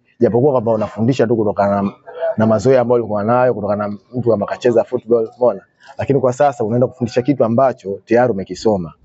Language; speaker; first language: Swahili; native; Swahili